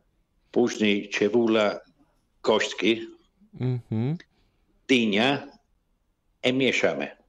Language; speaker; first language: Polish; non-native, learner; Italian